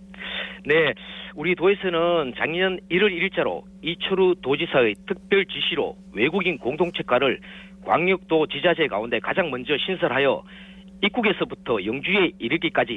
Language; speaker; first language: Korean; native; Korean